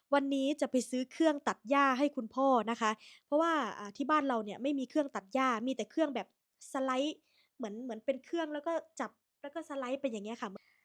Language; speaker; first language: Thai; native; Thai